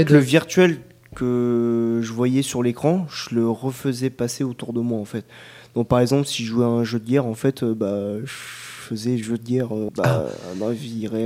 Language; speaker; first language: French; native; French